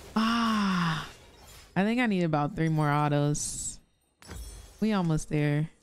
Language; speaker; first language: English; native; English